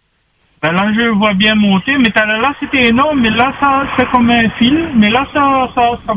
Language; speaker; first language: French; non-native, local second language; Réunion Creole French